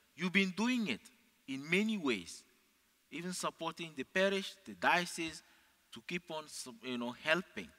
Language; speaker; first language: English; non-native, fluent; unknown